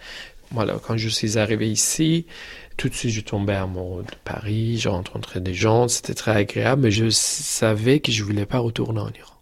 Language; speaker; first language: French; non-native, fluent; Persian